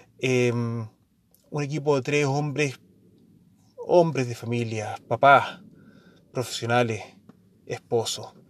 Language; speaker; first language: Spanish; early bilingual, heritage; Spanish